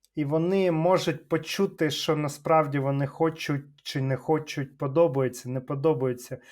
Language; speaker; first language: Ukrainian; non-native, local second language; Russian